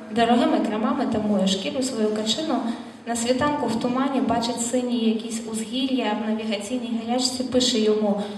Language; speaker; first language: Ukrainian; native; Ukrainian